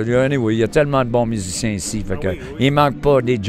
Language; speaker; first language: French; native; French